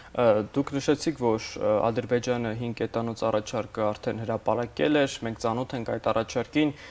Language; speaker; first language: Armenian; native; Armenian